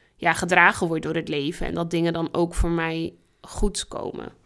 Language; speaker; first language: Dutch; early bilingual, other home language; Spanish